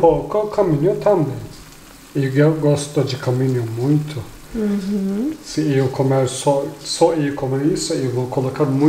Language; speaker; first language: Portuguese; non-native, learner; Turkish